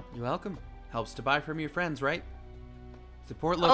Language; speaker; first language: English; native; English